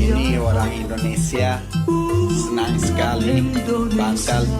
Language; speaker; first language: Indonesian; non-native, fluent; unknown